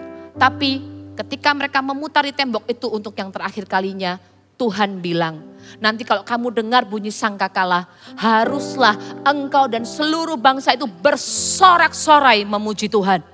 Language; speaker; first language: Indonesian; native; Indonesian